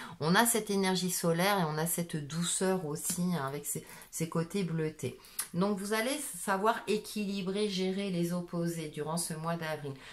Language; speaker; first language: French; native; French